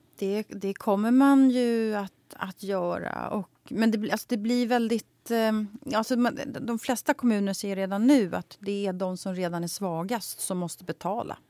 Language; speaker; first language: Swedish; native; Swedish